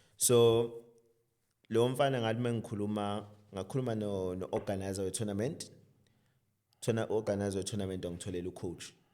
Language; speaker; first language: Zulu; native; Zulu